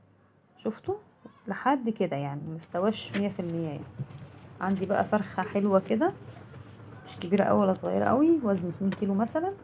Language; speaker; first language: Arabic; native; Arabic